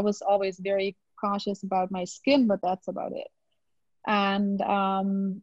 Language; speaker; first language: English; non-native, fluent; German